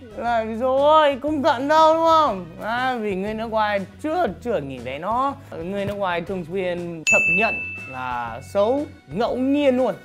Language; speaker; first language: Vietnamese; non-native, fluent; English